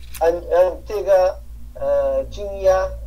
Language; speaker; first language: Chinese; non-native, learner; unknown